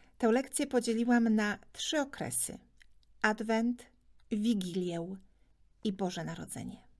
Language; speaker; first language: Polish; native; Polish